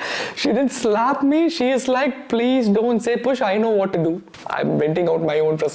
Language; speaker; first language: English; non-native, local second language; Tamil